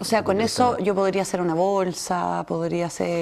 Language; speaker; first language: Spanish; native; Spanish